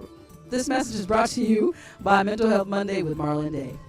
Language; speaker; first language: English; native; English